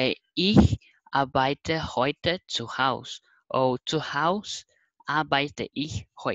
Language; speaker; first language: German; non-native, learner; Portuguese